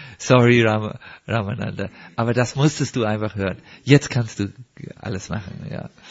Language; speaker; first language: German; native; German